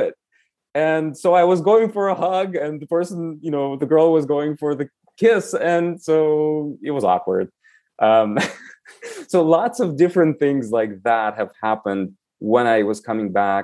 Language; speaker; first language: English; non-native, fluent; Romanian